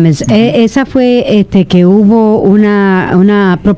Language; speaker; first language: Spanish; native; Spanish